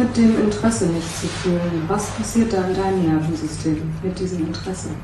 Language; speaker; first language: German; native; German